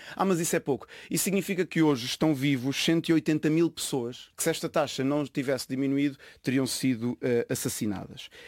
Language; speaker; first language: Portuguese; early bilingual, other home language; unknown